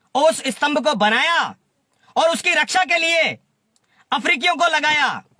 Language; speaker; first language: Hindi; native; Hindi